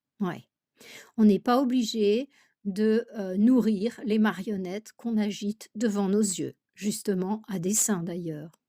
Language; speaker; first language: French; native; French